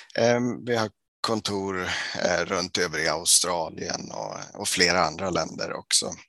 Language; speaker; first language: Swedish; native; Swedish